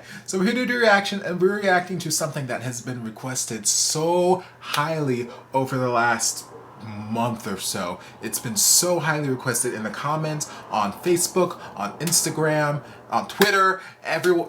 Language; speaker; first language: English; native; English